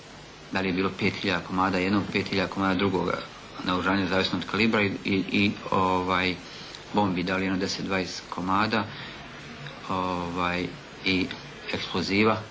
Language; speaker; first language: Bosnian; native; Bosnian